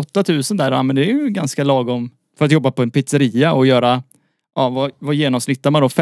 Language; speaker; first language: Swedish; native; Swedish